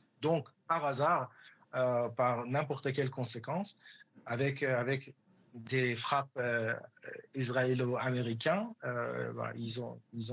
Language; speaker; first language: French; non-native, fluent; Persian